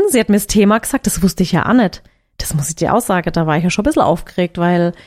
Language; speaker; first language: German; early bilingual, other home language; Turkish